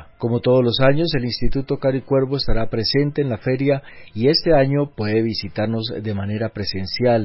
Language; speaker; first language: Spanish; native; Spanish